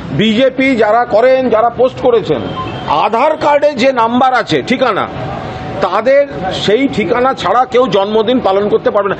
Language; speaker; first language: Bangla; native; Bangla